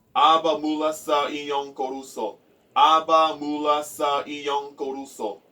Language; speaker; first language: Filipino; non-native, learner; English